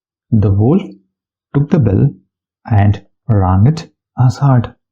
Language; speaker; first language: English; non-native, local second language; Malayalam